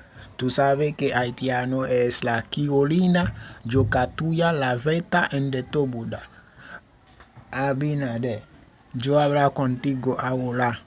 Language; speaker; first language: Spanish; non-native, learner; Haitian Creole